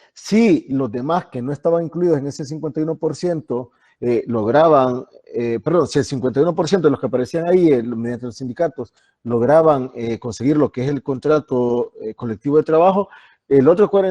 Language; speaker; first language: Spanish; native; Spanish